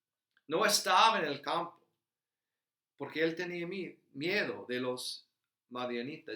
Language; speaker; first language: Spanish; non-native, fluent; English